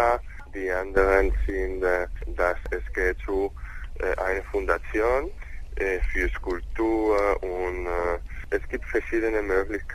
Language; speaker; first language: German; non-native, learner; Spanish